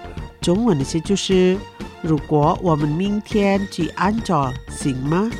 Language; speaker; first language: Chinese; non-native, fluent; Indonesian